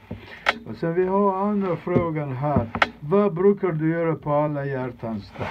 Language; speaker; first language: Swedish; non-native, fluent; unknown